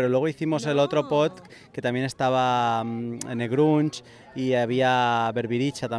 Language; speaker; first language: Spanish; native; Spanish